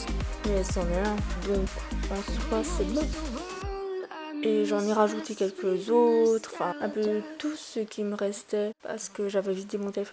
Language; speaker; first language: French; native; French